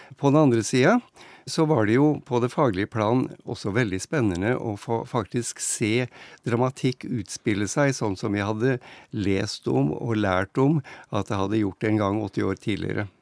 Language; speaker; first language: Norwegian; native; Norwegian